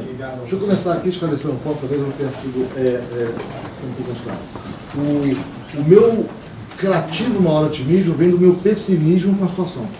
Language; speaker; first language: Portuguese; native; Portuguese